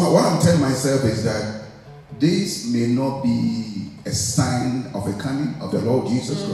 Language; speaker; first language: English; non-native, local second language; Akan